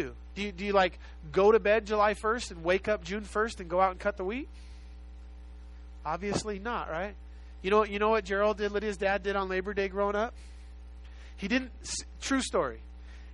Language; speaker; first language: English; native; English